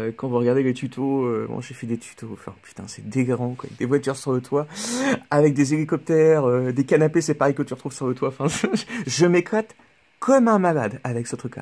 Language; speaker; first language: French; native; French